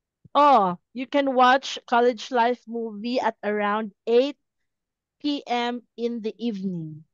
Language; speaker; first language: English; non-native, fluent; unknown